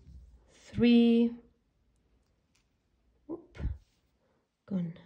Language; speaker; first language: English; non-native, fluent; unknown